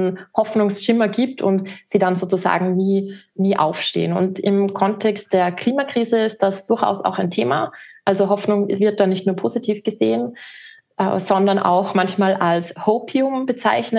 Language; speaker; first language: German; native; German